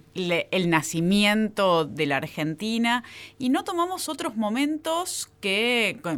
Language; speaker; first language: Spanish; native; Spanish